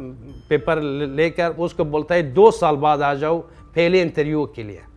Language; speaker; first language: Hindi; non-native, fluent; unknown